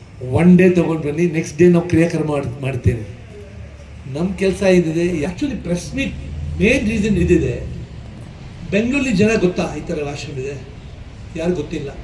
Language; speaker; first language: Kannada; non-native, local second language; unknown